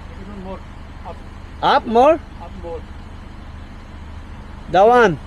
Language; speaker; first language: English; non-native, learner; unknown